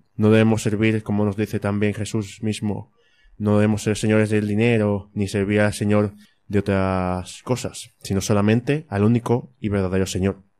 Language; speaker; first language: Spanish; native; Spanish